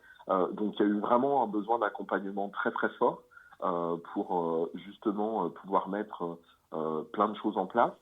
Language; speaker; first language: French; native; French